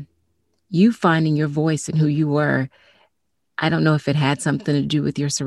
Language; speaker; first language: English; native; English